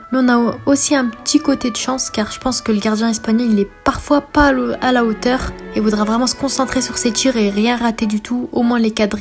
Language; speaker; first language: French; native; French